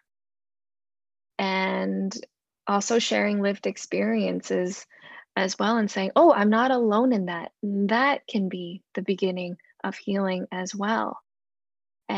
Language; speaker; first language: English; non-native, local second language; Cantonese